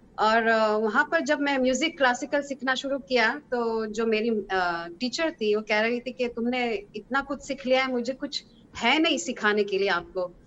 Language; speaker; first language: Hindi; early bilingual, heritage; Hebrew